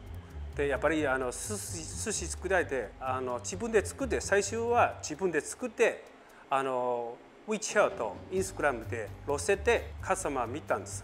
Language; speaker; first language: Japanese; non-native, learner; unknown